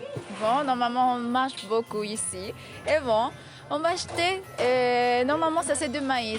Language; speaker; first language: French; non-native, fluent; Spanish